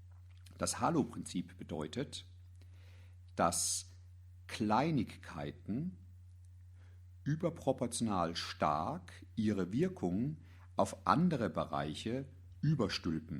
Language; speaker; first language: German; native; German